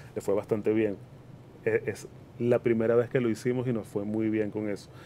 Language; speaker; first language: Spanish; native; Spanish